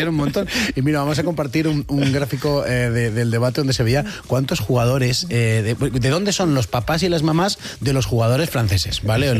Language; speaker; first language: Spanish; native; Spanish